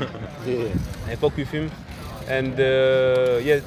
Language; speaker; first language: English; non-native, learner; French